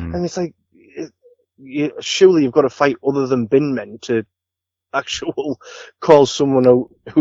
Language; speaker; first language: English; native; English